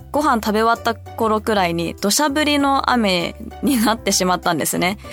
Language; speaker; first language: Japanese; early bilingual, heritage; Japanese